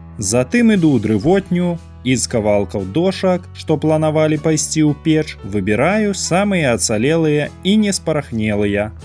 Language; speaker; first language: Belarusian; native; Belarusian